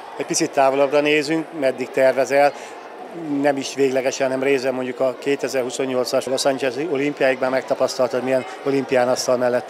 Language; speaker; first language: Hungarian; native; Hungarian